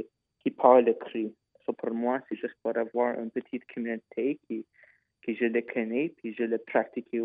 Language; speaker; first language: French; non-native, local second language; English